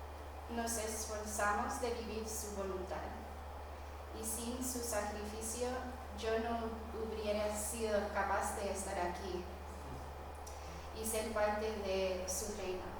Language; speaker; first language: Spanish; non-native, fluent; English